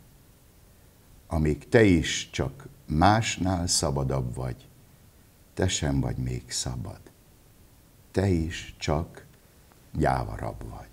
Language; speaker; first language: Hungarian; native; Hungarian